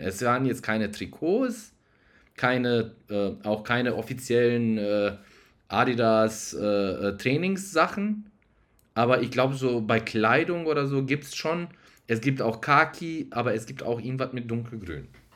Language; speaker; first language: German; non-native, fluent; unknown